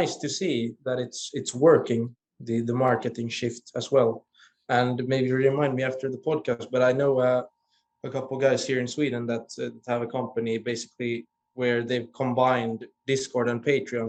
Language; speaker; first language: English; non-native, fluent; Swedish